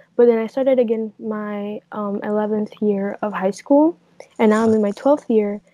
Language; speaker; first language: English; native; English